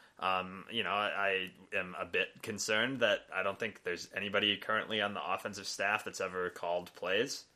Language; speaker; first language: English; native; English